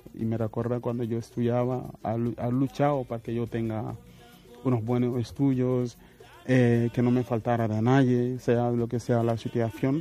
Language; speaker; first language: Spanish; non-native, fluent; Wolof